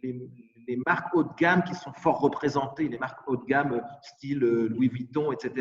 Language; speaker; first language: French; native; French